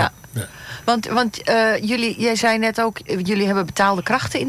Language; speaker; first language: Dutch; native; Dutch